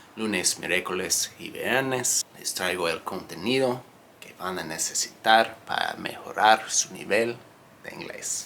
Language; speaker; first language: Spanish; non-native, fluent; English